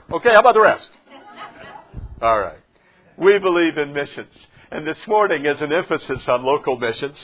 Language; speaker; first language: English; native; English